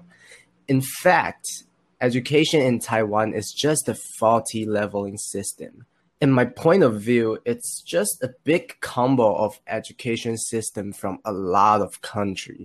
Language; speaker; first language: English; non-native, learner; Chinese